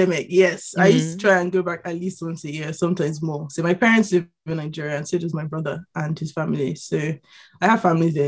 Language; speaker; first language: English; non-native, local second language; Igbo